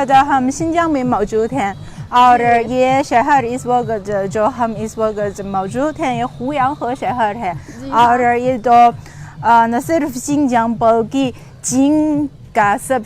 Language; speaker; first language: Urdu; non-native, fluent; Chinese